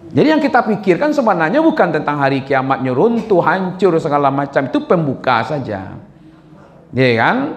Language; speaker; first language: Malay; non-native, local second language; Minangkabau